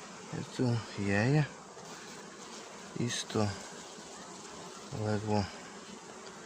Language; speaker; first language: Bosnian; non-native, learner; Russian